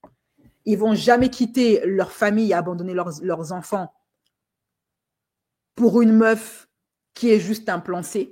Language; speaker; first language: French; native; French